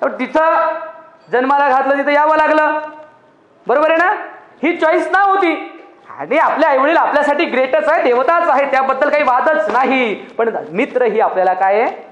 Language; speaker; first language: Marathi; non-native, local second language; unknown